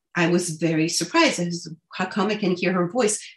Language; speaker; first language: English; non-native, fluent; French